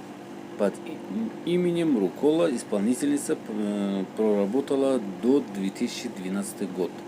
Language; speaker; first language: Russian; non-native, local second language; Tajik